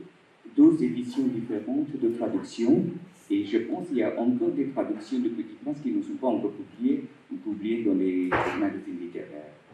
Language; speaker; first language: French; non-native, fluent; Bangla